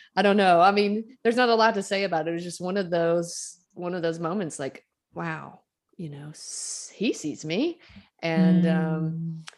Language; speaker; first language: English; native; English